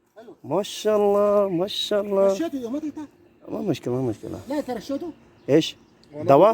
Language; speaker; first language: Arabic; non-native, learner; Punjabi